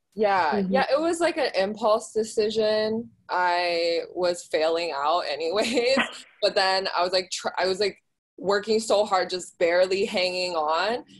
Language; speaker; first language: English; early bilingual, other home language; Chinese